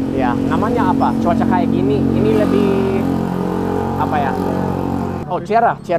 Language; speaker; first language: Indonesian; non-native, learner; English